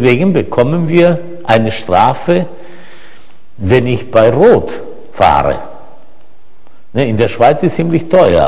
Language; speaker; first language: German; non-native, fluent; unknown